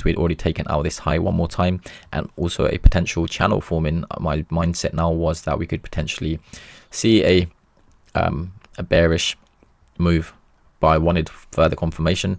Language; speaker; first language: English; native; English